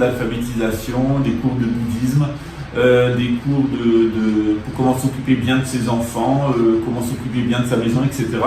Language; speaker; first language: French; native; French